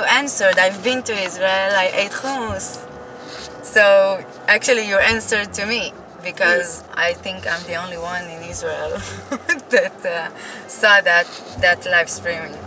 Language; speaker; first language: English; non-native, fluent; Hebrew